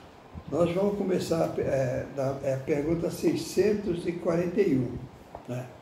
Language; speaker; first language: Portuguese; native; Portuguese